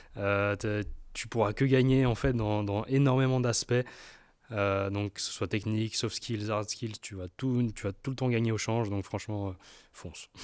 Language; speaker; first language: French; native; French